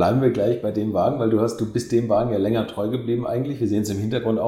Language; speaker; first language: German; native; German